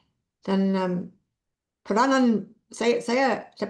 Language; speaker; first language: Indonesian; non-native, fluent; English